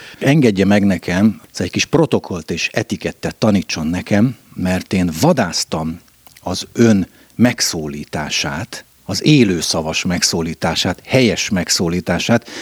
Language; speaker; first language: Hungarian; native; Hungarian